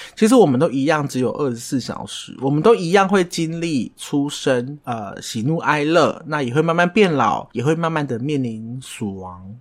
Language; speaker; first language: Chinese; non-native, local second language; Min Nan Chinese